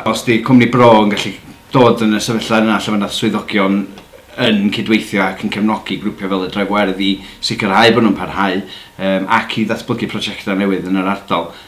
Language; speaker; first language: Welsh; native; Welsh